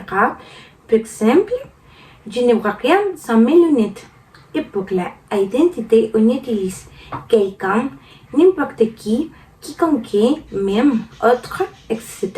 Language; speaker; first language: French; non-native, learner; Spanish